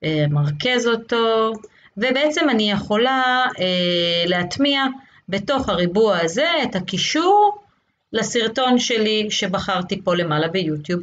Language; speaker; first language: Hebrew; native; Hebrew